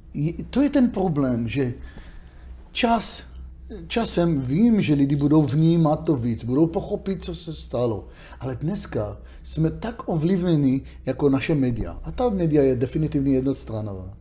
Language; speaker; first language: Czech; non-native, learner; Hebrew